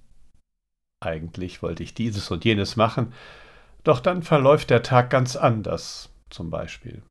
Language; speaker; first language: German; native; German